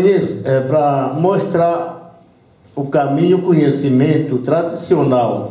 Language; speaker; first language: Portuguese; non-native, local second language; Yanomámi